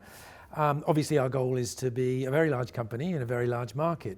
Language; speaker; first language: English; native; English